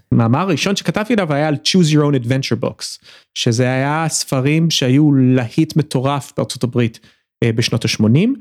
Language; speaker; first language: Hebrew; early bilingual, other home language; English